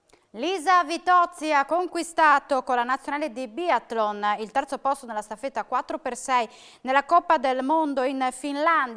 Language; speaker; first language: Italian; native; Italian